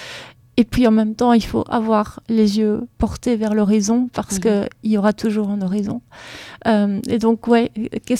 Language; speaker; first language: French; native; French